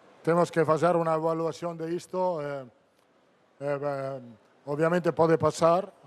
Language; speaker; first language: Portuguese; non-native, fluent; Italian